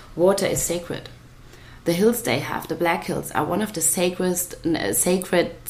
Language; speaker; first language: English; non-native, fluent; German